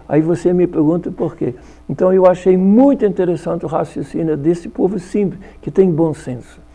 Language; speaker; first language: Portuguese; non-native, fluent; Dutch